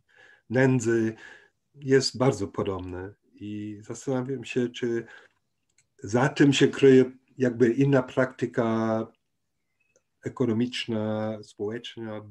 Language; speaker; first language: Polish; non-native, fluent; German